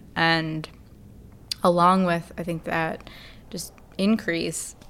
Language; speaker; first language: English; native; English